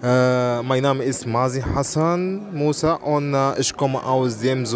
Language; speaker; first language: German; non-native, learner; Arabic